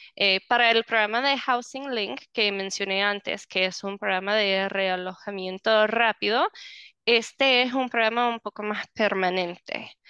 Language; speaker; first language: Spanish; non-native, fluent; English